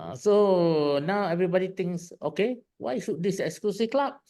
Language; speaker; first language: English; non-native, local second language; Malay